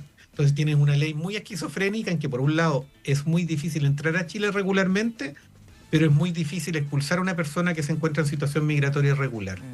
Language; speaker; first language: Spanish; native; Spanish